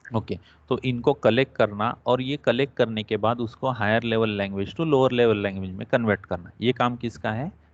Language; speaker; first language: Hindi; non-native, local second language; Marathi